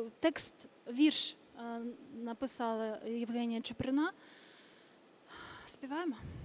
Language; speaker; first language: Ukrainian; native; Ukrainian